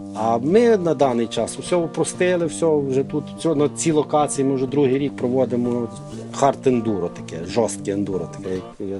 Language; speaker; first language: Ukrainian; native; Ukrainian